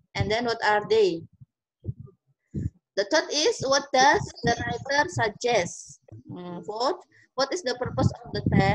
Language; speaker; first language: English; non-native, fluent; Indonesian